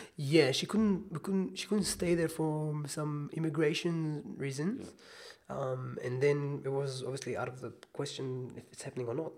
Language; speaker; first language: English; non-native, fluent; Hebrew